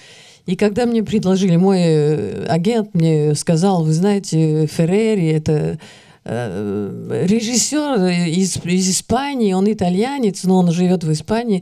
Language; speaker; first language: Russian; early bilingual, heritage; Russian